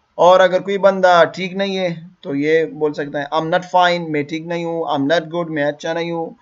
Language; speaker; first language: Urdu; non-native, local second language; Pashto